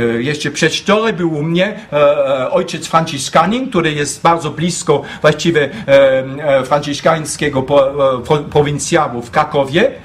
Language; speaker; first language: Polish; non-native, fluent; German